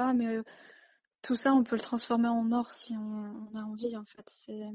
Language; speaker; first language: French; native; French